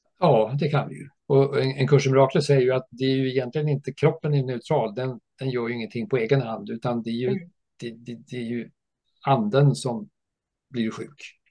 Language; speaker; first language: Swedish; early bilingual, other home language; English